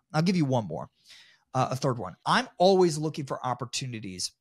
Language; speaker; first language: English; native; English